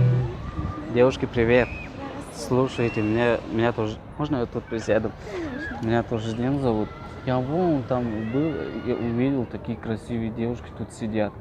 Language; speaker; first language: Russian; non-native, local second language; Tajik